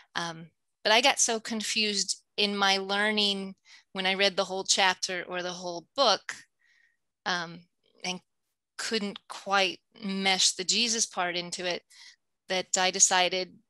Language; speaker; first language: English; native; English